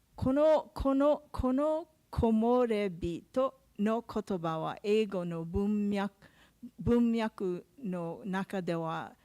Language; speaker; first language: Japanese; non-native, learner; English